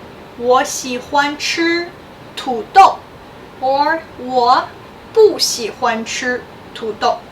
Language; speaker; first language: Chinese; non-native, fluent; English